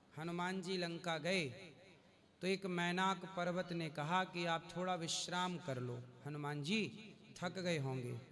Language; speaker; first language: Hindi; native; Hindi